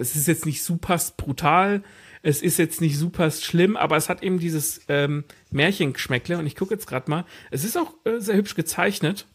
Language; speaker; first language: German; native; German